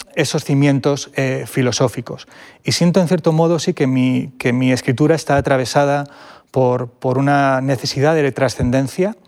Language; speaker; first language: Spanish; native; Spanish